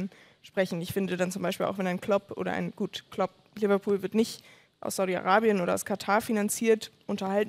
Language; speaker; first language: German; native; German